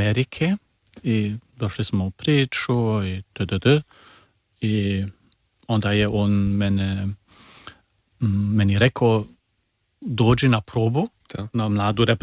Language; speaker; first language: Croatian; early bilingual, heritage; Serbian